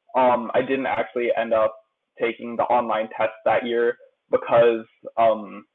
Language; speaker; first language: English; native; English